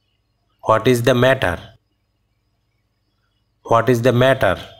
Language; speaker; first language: English; non-native, fluent; Bangla